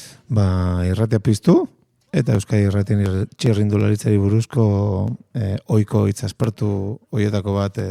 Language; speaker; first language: Basque; native; Basque